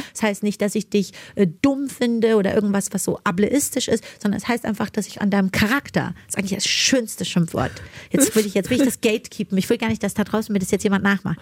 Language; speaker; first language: German; early bilingual, other home language; Persian